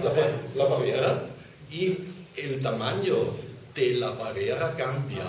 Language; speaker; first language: Spanish; non-native, fluent; German